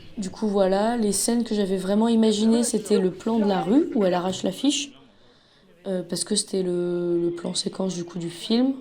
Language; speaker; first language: French; native; French